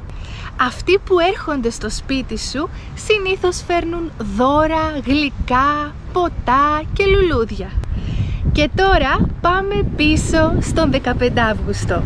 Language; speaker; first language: Greek; native; Greek